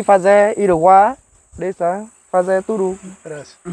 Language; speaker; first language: Portuguese; non-native, learner; Vietnamese